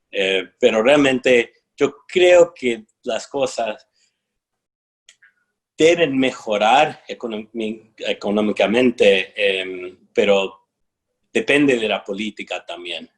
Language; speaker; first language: Spanish; non-native, fluent; English